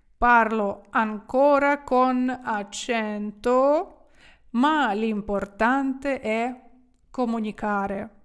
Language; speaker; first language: Italian; non-native, fluent; Ukrainian